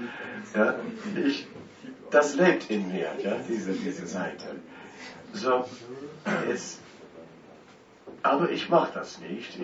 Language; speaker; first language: German; non-native, fluent; Dutch